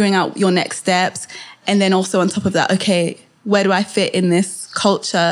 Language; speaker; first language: English; native; English